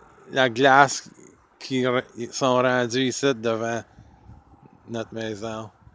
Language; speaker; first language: French; early bilingual, heritage; French